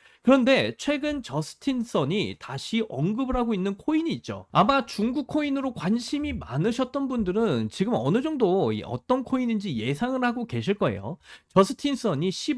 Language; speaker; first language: Korean; native; Korean